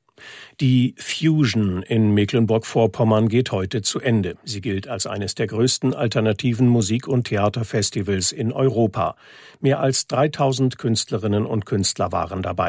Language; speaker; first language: German; native; German